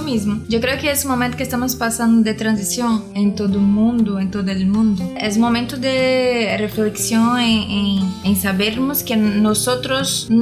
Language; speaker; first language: Spanish; non-native, learner; Portuguese